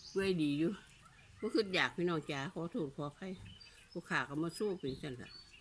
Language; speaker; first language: Thai; native; Thai